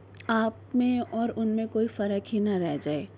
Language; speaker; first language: Hindi; native; Hindi